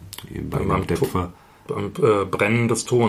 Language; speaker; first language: German; native; German